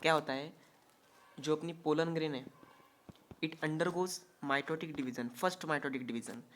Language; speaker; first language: Hindi; non-native, local second language; Marathi